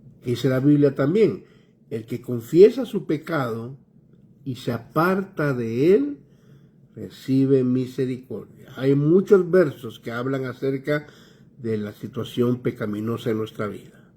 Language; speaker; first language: Spanish; native; Spanish